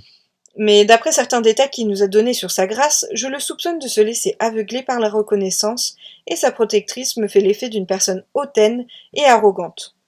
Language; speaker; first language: French; native; French